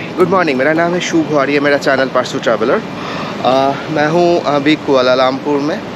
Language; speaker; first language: Hindi; native; Hindi